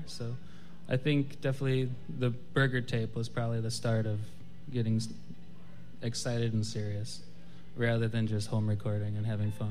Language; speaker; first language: English; native; English